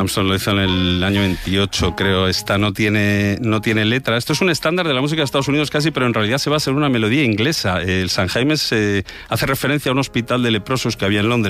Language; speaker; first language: Spanish; native; Spanish